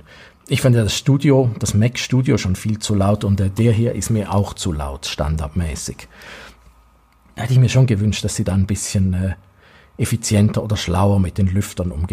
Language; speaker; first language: German; native; German